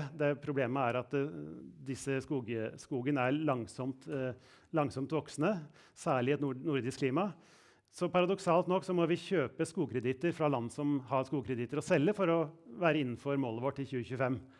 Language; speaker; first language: Norwegian; native; Norwegian